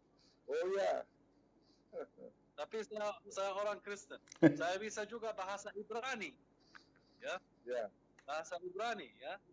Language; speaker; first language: Indonesian; non-native, fluent; Arabic